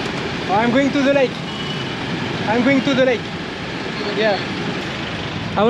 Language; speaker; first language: English; non-native, learner; French